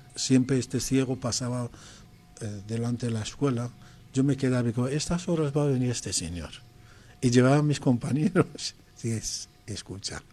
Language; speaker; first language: Spanish; non-native, fluent; Persian